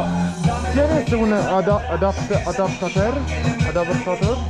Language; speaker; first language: Spanish; non-native, learner; Italian